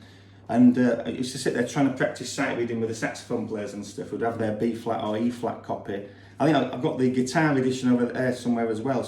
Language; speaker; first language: English; native; English